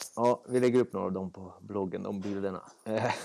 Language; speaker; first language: Swedish; native; Swedish